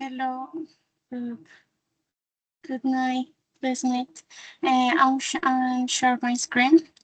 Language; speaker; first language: English; non-native, learner; Spanish